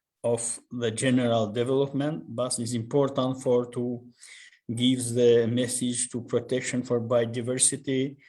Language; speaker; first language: English; non-native, learner; Albanian